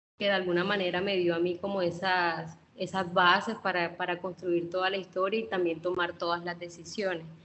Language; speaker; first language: Spanish; non-native, local second language; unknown